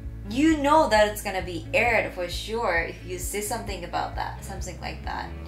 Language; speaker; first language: English; non-native, fluent; Japanese